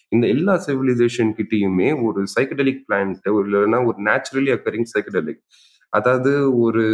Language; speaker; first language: Tamil; native; Tamil